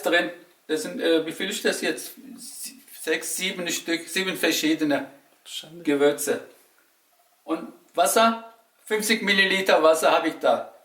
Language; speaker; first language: German; non-native, learner; Turkish